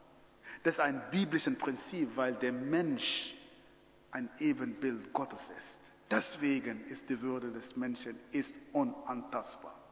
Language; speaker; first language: German; non-native, fluent; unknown